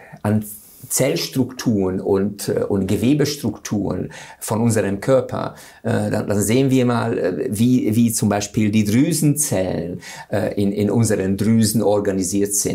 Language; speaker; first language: German; non-native, fluent; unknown